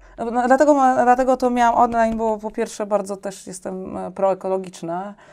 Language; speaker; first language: Polish; native; Polish